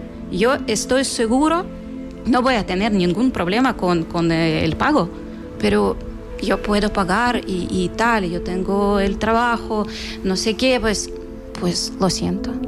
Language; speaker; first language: Spanish; non-native, fluent; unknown